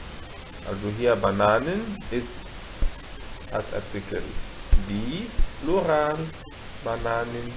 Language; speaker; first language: German; non-native, fluent; Arabic